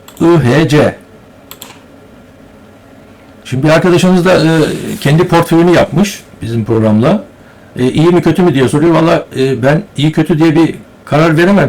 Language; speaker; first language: Turkish; native; Turkish